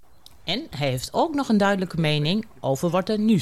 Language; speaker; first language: Dutch; native; Dutch